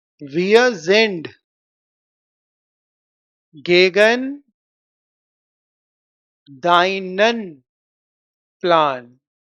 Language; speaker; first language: German; non-native, fluent; Hindi